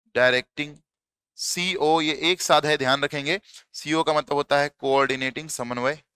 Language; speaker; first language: Hindi; native; Hindi